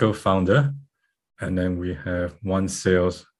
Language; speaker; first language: English; non-native, local second language; Chinese